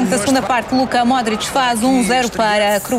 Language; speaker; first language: Portuguese; native; Portuguese